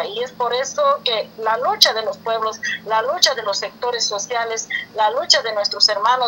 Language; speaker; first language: Spanish; native; Spanish